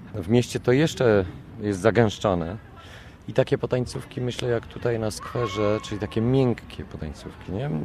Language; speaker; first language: Polish; native; Polish